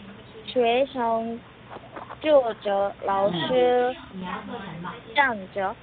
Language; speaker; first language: Chinese; non-native, learner; Korean